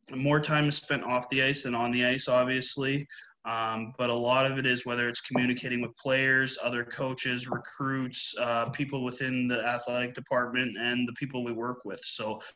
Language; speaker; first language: English; native; English